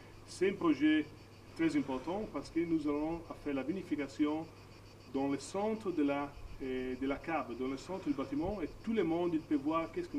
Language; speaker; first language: French; non-native, fluent; Italian